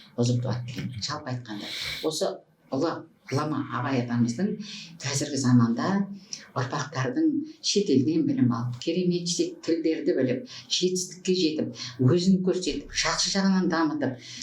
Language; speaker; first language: Kazakh; native; Kazakh